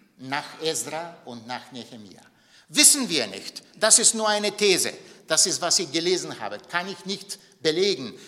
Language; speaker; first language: German; non-native, fluent; Bulgarian